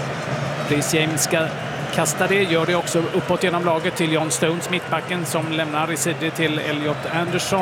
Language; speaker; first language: Swedish; native; Swedish